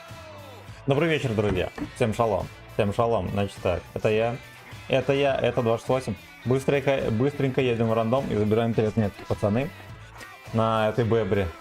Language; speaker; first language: Russian; native; Russian